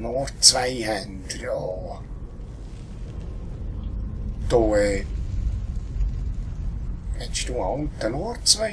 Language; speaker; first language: German; native; German